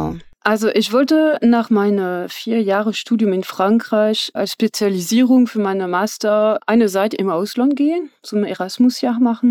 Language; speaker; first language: German; non-native, fluent; French